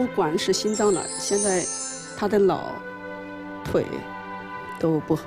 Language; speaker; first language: Chinese; native; Chinese